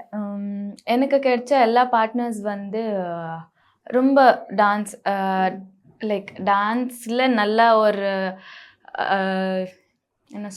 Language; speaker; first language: Tamil; non-native, local second language; Bangla